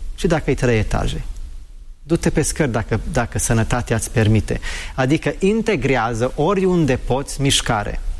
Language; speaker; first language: Romanian; early bilingual, heritage; Romanian